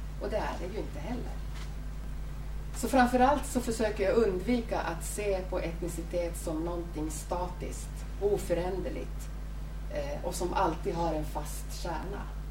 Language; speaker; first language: Swedish; native; Swedish